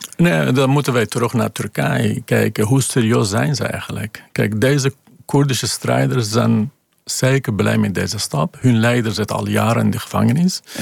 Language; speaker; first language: Dutch; non-native, fluent; Kurdish